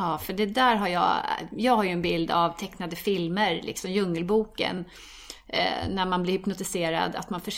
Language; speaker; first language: Swedish; native; Swedish